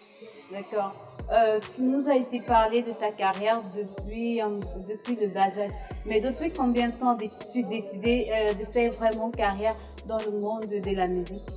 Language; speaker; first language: French; native; French